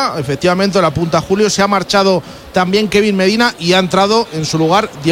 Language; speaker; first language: Spanish; native; Spanish